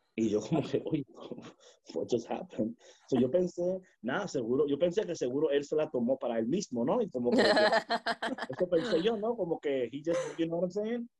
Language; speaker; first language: Spanish; early bilingual, heritage; Spanish